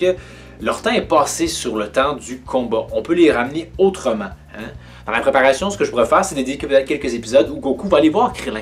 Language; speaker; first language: French; native; French